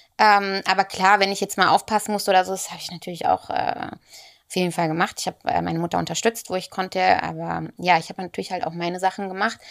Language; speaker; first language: German; early bilingual, other home language; Italian